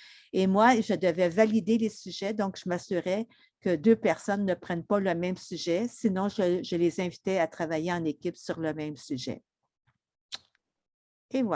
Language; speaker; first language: French; native; French